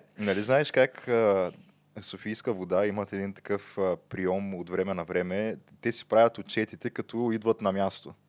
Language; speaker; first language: Bulgarian; native; Bulgarian